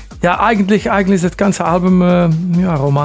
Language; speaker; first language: German; non-native, learner; Dutch